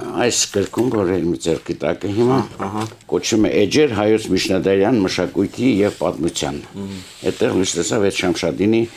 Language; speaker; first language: Armenian; native; Armenian